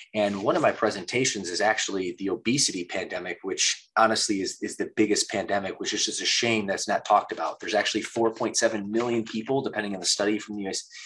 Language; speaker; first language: English; native; English